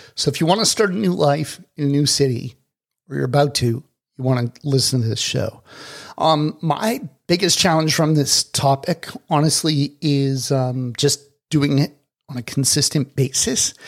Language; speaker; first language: English; native; English